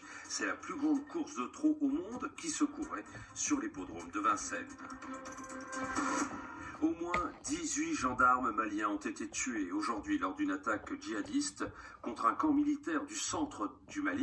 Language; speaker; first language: French; native; French